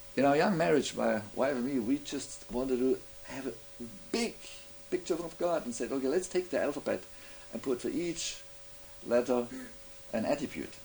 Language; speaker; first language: English; non-native, fluent; German